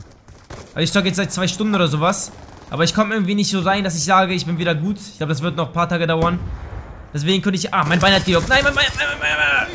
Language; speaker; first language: German; native; German